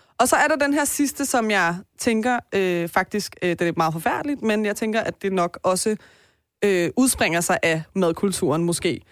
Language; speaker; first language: Danish; early bilingual, other home language; Persian